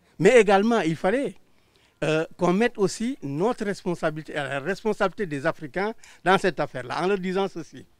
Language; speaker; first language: French; non-native, local second language; Wolof